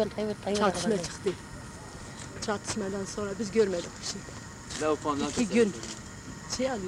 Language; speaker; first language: Turkish; non-native, local second language; Kurdish